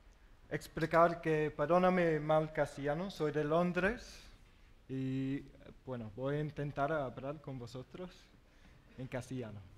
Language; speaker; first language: Spanish; non-native, learner; English